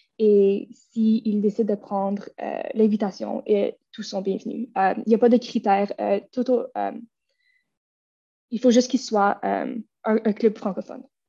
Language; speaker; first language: French; native; French